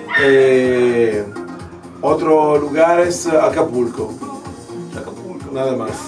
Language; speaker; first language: Spanish; non-native, learner; Italian